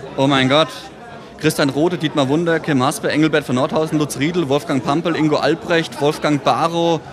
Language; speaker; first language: German; native; German